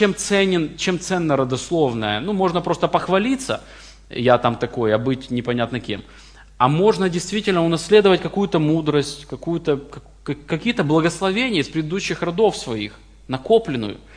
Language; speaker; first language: Russian; native; Russian